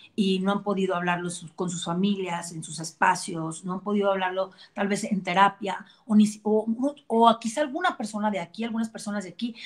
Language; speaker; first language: Spanish; native; Spanish